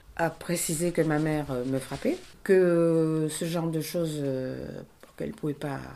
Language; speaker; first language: French; native; French